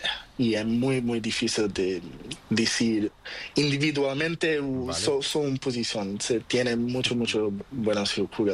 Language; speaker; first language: Spanish; non-native, learner; Portuguese